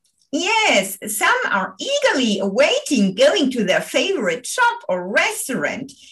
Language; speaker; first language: English; non-native, fluent; German